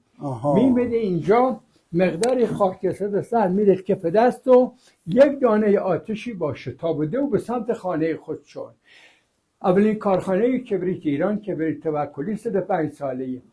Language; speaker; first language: Persian; native; Persian